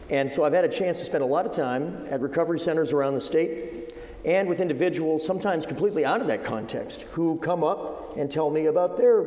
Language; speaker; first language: English; native; English